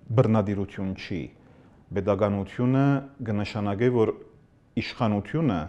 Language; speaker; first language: Armenian; early bilingual, heritage; Armenian